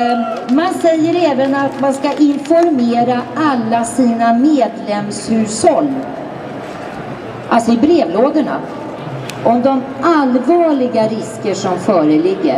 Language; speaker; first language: Swedish; native; Swedish